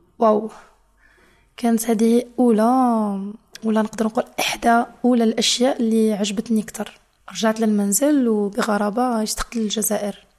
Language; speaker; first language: Arabic; non-native, fluent; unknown